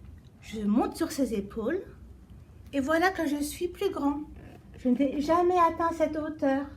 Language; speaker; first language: French; native; French